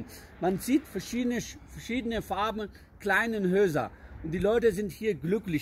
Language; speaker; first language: German; non-native, fluent; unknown